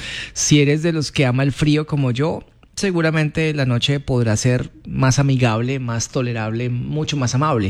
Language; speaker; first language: Spanish; native; Spanish